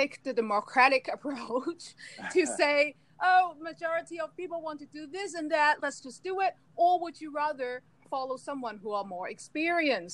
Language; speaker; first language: English; non-native, local second language; Cantonese